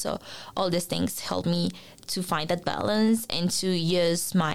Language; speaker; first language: English; non-native, fluent; Spanish